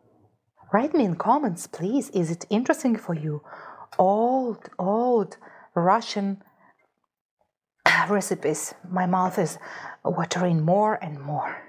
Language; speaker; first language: English; non-native, fluent; Russian